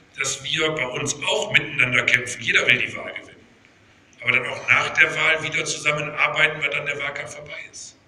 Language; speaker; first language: German; native; German